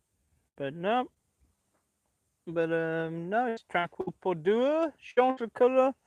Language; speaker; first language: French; non-native, learner; English